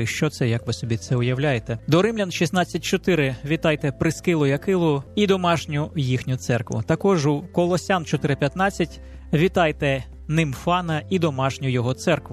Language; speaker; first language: Ukrainian; native; Ukrainian